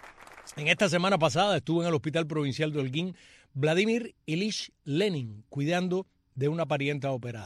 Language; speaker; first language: Spanish; native; Spanish